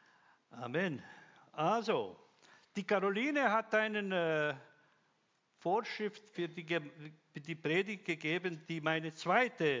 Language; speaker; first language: German; non-native, fluent; Croatian